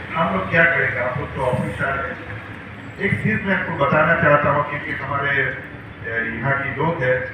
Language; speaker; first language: Hindi; non-native, local second language; Assamese